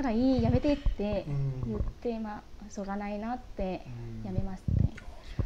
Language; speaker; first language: Japanese; non-native, learner; Vietnamese